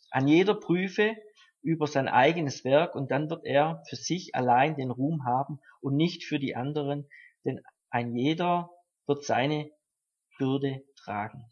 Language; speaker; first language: German; native; German